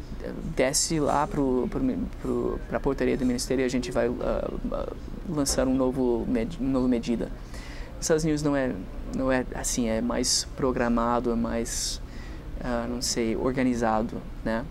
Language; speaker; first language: Portuguese; non-native, fluent; English